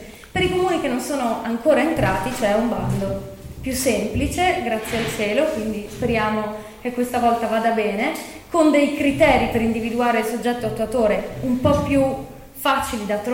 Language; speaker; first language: Italian; native; Italian